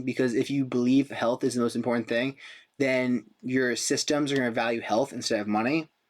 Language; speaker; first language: English; native; English